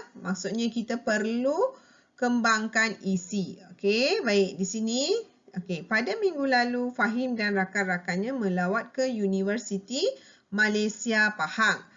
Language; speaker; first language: Malay; non-native, local second language; Tamil